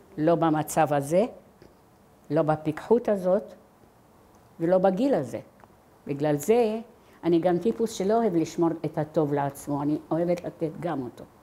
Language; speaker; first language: Hebrew; non-native, fluent; Arabic